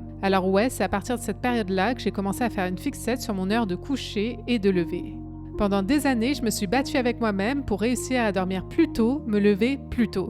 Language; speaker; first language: French; native; French